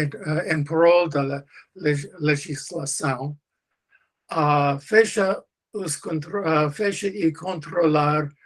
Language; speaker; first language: Portuguese; non-native, learner; English